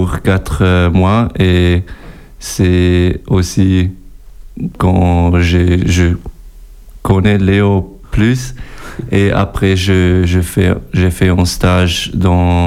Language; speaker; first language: French; non-native, learner; German